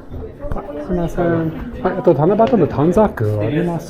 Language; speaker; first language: Japanese; non-native, learner; English